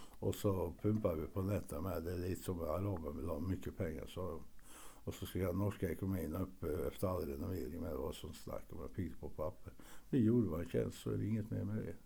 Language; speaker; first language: Swedish; early bilingual, other home language; Norwegian